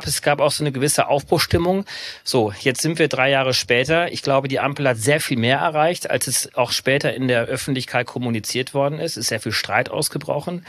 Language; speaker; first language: German; native; German